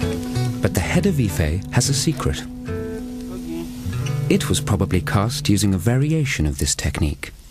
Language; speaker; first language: English; native; English